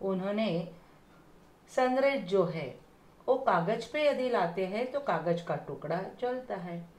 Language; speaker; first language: Hindi; non-native, local second language; Marathi